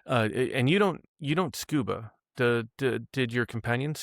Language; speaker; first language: English; native; English